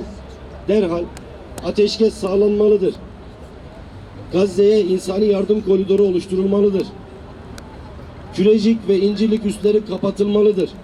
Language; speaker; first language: Turkish; native; Turkish